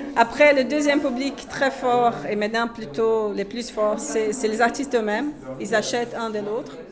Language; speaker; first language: French; non-native, fluent; Portuguese